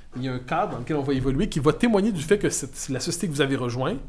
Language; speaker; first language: French; native; French